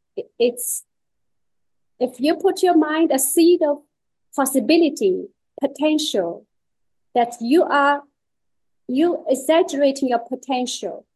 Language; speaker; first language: English; non-native, learner; Chinese